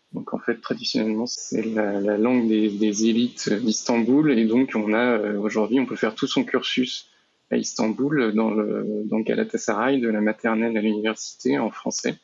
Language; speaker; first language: French; native; French